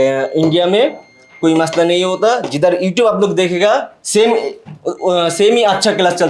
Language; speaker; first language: Hindi; non-native, learner; Bangla